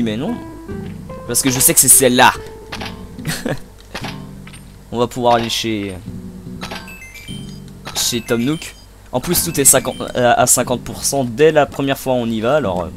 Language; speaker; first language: French; native; French